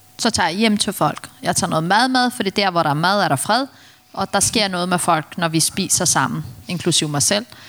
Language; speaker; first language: Danish; early bilingual, other home language; Turkish